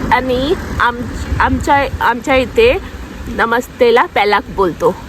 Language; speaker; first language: Marathi; non-native, local second language; Garhwali